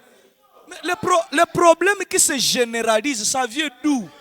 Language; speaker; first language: French; non-native, local second language; Swahili